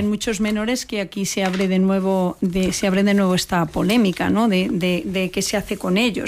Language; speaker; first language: Spanish; native; Spanish